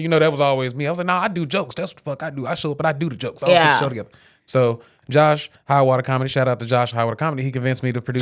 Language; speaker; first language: English; native; English